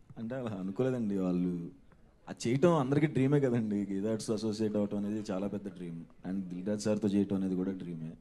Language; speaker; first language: Telugu; native; Telugu